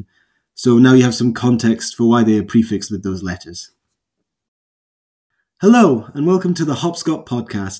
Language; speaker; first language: English; native; English